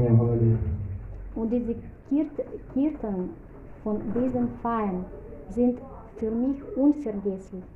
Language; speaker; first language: German; non-native, fluent; Russian